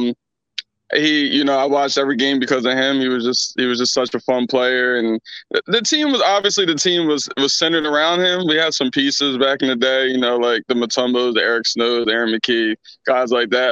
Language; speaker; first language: English; native; English